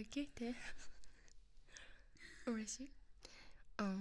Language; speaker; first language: Japanese; non-native, learner; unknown